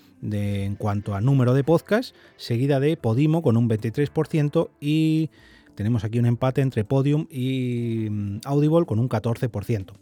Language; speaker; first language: Spanish; native; Spanish